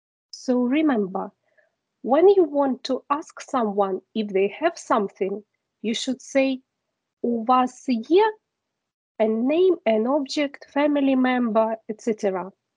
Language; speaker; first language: English; non-native, fluent; Ukrainian